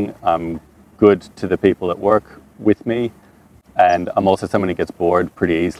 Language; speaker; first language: English; non-native, fluent; French